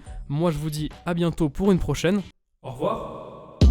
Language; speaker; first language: French; native; French